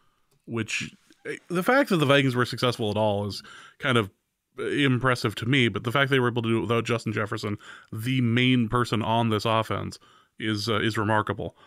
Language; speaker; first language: English; native; English